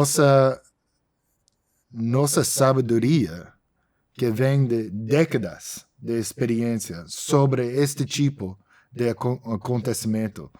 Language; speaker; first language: Portuguese; non-native, fluent; English